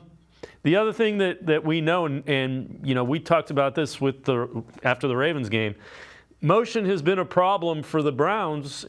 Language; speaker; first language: English; native; English